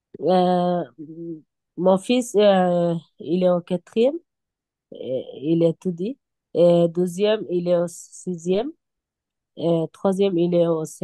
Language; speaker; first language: French; non-native, learner; Bangla